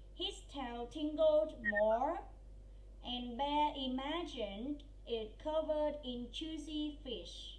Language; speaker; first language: English; non-native, fluent; Vietnamese